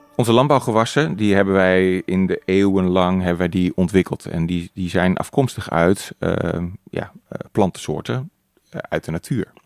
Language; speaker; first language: Dutch; native; Dutch